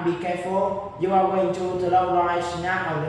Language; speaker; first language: English; non-native, learner; Vietnamese